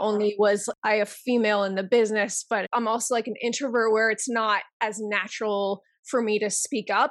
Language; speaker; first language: English; native; English